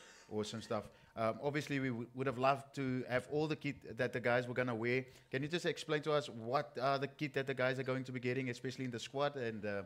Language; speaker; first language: English; non-native, local second language; Afrikaans